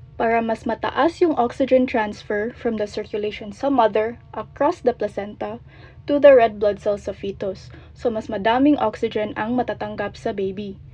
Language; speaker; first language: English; non-native, local second language; Filipino